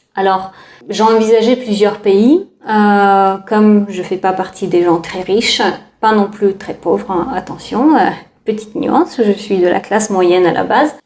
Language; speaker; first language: French; non-native, fluent; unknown